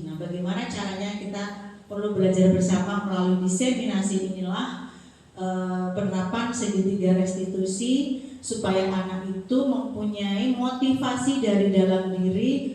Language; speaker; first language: Indonesian; native; Indonesian